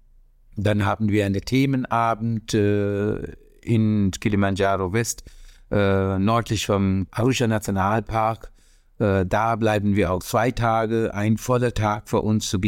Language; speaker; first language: German; non-native, fluent; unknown